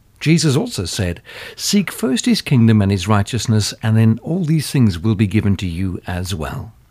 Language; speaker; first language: English; native; English